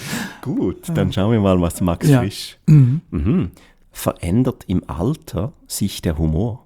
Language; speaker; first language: German; native; German